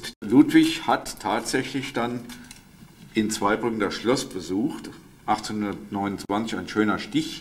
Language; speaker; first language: German; native; German